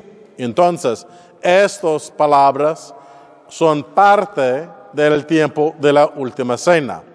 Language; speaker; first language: Spanish; non-native, fluent; English